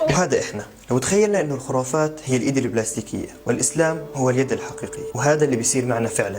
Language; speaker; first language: Arabic; native; Arabic